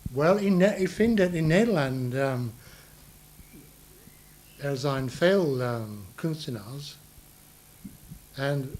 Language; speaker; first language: Dutch; non-native, learner; English